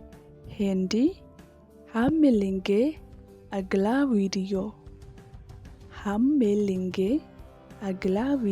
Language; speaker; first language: Hindi; non-native, local second language; Khasi